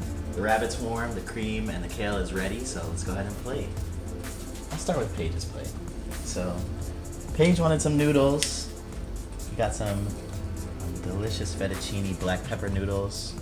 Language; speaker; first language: English; native; English